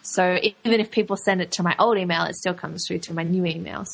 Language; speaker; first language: English; native; English